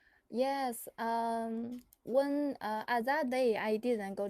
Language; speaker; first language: English; non-native, learner; Chinese